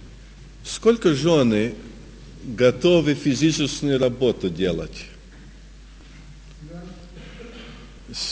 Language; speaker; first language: Russian; early bilingual, heritage; Russian